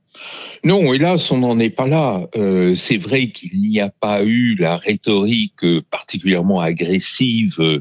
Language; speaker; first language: French; native; French